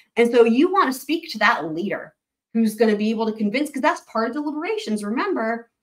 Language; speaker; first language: English; native; English